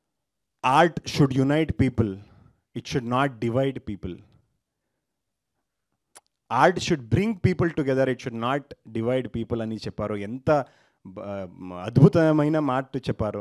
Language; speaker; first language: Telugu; non-native, learner; Kannada